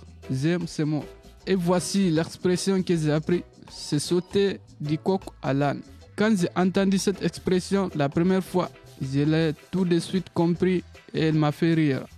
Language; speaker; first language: French; non-native, local second language; Mandingo